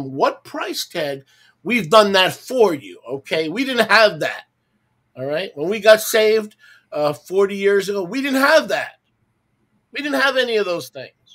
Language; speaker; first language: English; native; English